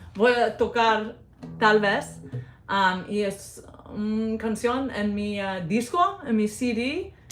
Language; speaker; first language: Spanish; non-native, learner; English